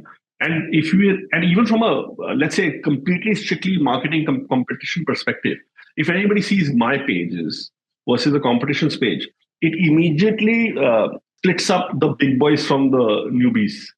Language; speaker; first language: English; non-native, local second language; Hindi